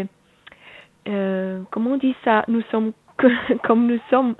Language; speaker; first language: French; non-native, local second language; Swiss German